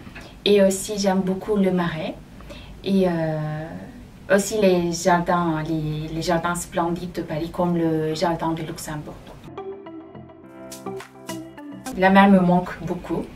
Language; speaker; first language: French; non-native, fluent; Turkish